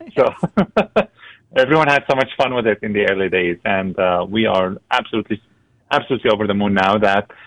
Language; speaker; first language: English; non-native, fluent; Arabic